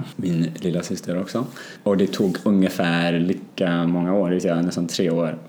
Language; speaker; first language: Swedish; early bilingual, other home language; Amharic